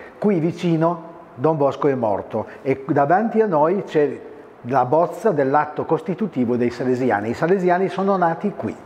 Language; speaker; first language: Italian; native; Italian